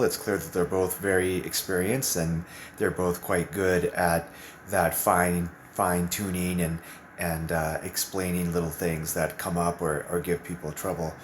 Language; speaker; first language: English; native; English